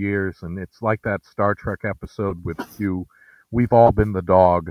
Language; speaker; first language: English; native; English